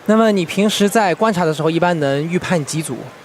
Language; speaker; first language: Chinese; native; Chinese